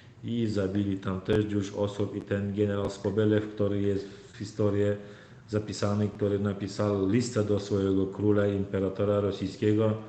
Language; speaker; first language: Polish; non-native, learner; Turkmen